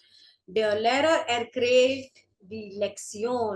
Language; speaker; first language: German; non-native, fluent; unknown